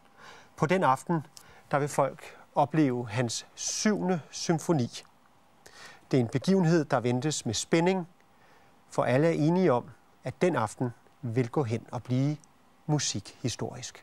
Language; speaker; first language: Danish; native; Danish